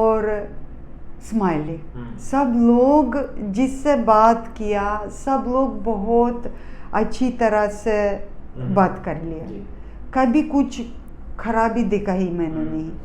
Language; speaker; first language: Hindi; non-native, fluent; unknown